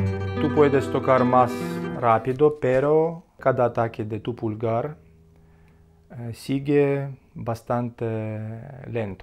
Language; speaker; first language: Spanish; non-native, learner; Russian